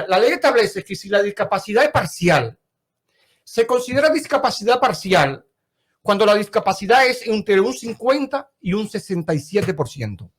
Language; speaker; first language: Spanish; native; Spanish